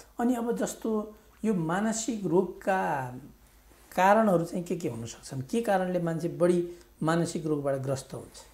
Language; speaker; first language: Nepali; native; Nepali